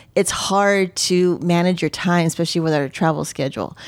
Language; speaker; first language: English; native; English